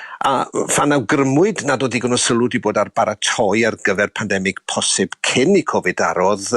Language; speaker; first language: Welsh; native; Welsh